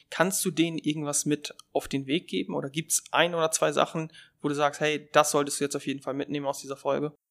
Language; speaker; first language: German; native; German